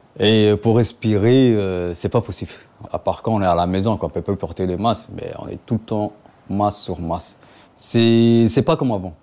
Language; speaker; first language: French; non-native, local second language; Somali